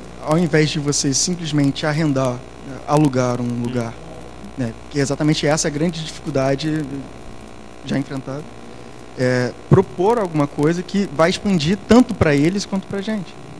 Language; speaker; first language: Portuguese; native; Portuguese